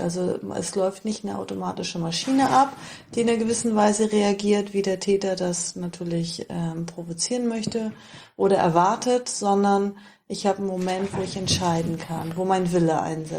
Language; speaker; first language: German; native; German